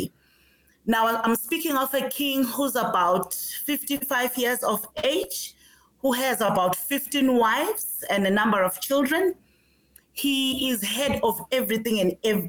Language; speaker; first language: English; non-native, local second language; Swati